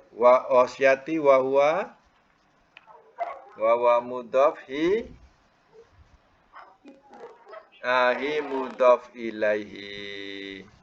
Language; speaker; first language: Arabic; non-native, fluent; Malay